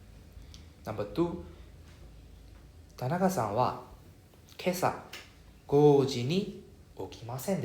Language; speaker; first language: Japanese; non-native, fluent; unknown